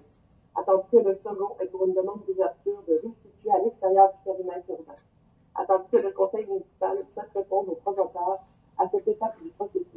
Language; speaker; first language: French; native; French